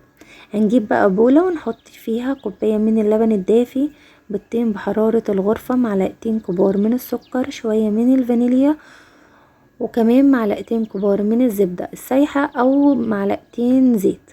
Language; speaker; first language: Arabic; native; Arabic